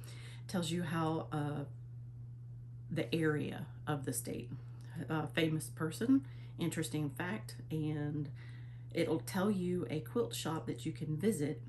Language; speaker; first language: English; native; English